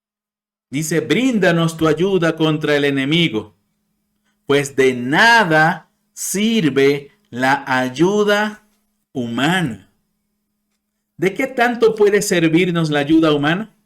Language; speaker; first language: Spanish; non-native, fluent; English